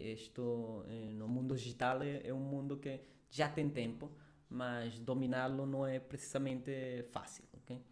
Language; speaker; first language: Portuguese; non-native, fluent; Spanish